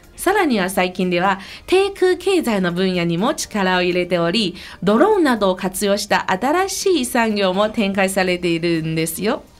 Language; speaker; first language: Japanese; non-native, fluent; Chinese